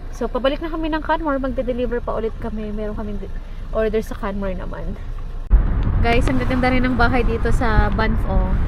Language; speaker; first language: Filipino; native; Filipino